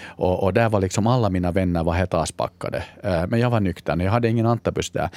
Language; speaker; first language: Swedish; native; Swedish